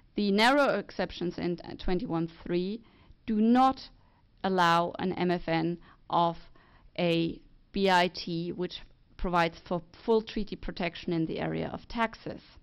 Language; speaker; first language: English; non-native, fluent; German